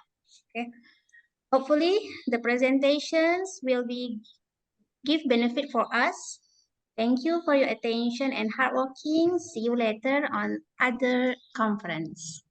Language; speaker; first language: English; non-native, fluent; Indonesian